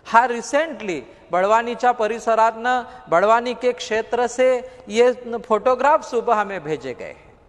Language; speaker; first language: Hindi; non-native, local second language; Marathi